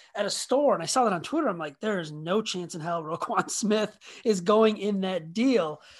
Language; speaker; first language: English; native; English